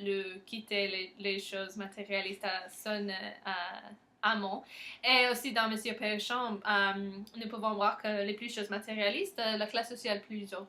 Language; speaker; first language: French; non-native, learner; English